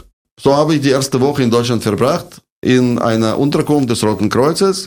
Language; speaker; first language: German; non-native, fluent; Russian